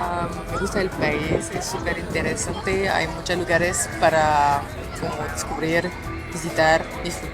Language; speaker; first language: Spanish; non-native, learner; French